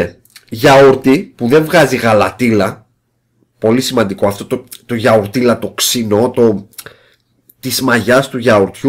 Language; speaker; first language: Greek; native; Greek